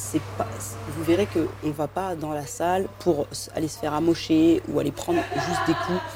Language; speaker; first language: French; native; French